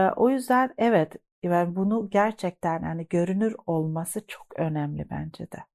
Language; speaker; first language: Turkish; early bilingual, heritage; Turkish